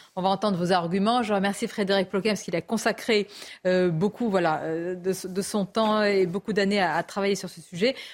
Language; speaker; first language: French; native; French